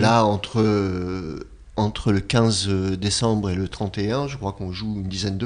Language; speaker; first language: French; native; French